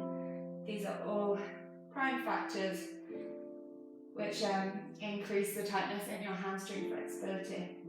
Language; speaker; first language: English; native; English